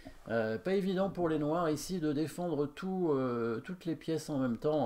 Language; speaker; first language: French; native; French